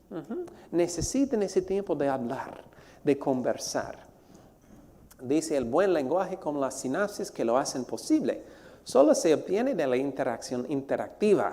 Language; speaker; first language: Spanish; non-native, fluent; English